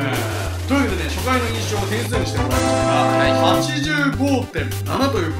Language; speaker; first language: Japanese; native; Japanese